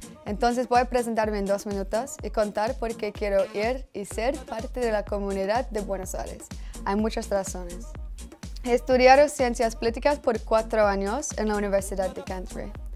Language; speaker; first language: Spanish; non-native, fluent; English